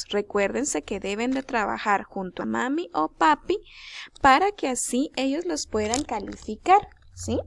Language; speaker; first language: Spanish; native; Spanish